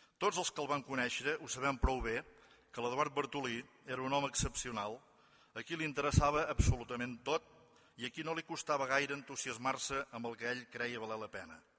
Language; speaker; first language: Catalan; native; Catalan